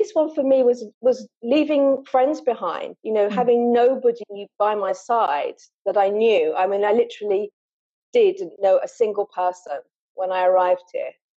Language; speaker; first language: English; native; English